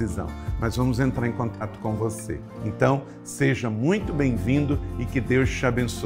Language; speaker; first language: Portuguese; native; Portuguese